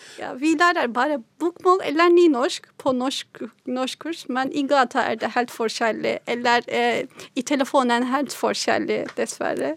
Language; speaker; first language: Norwegian; non-native, fluent; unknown